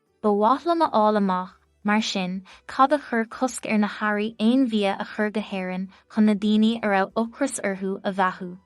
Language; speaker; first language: Irish; native; Irish